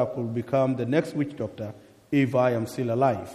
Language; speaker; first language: English; non-native, local second language; Masai